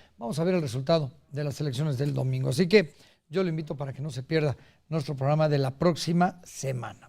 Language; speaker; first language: Spanish; native; Spanish